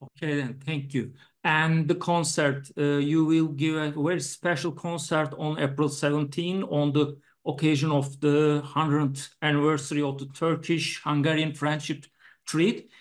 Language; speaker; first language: English; non-native, fluent; Turkish